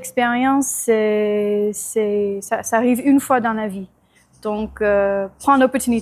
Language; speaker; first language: French; non-native, learner; English